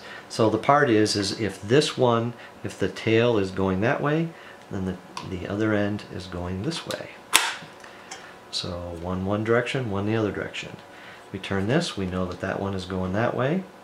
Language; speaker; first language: English; native; English